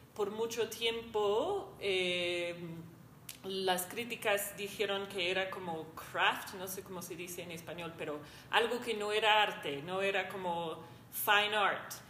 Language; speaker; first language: Spanish; non-native, fluent; English